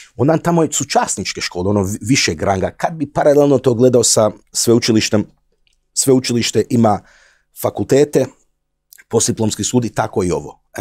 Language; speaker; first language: Croatian; early bilingual, heritage; Croatian